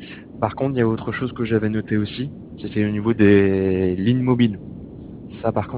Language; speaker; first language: French; native; French